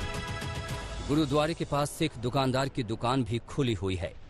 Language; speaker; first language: Hindi; native; Hindi